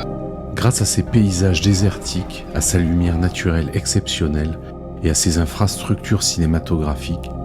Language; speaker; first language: French; native; French